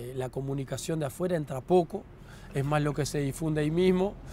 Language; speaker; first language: Spanish; native; Spanish